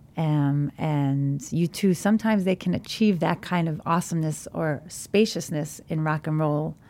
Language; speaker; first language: English; native; English